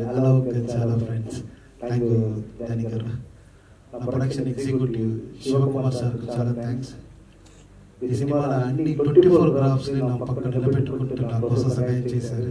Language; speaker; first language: Telugu; non-native, learner; Tamil